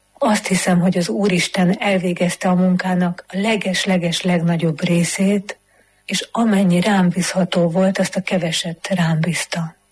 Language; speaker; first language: Hungarian; native; Hungarian